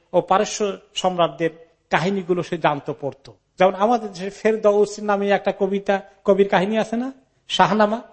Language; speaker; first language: Bangla; native; Bangla